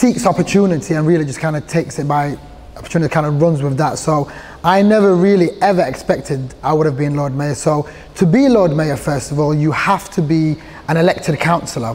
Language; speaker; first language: English; early bilingual, other home language; Somali